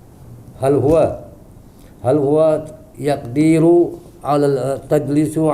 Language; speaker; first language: Arabic; non-native, learner; Indonesian